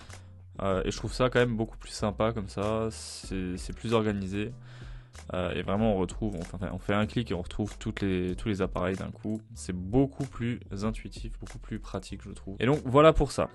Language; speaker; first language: French; native; French